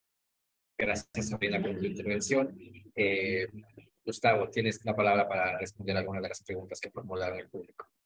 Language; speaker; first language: Spanish; native; Spanish